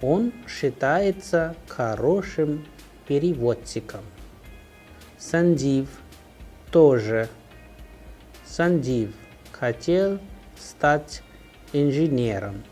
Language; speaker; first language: Russian; non-native, fluent; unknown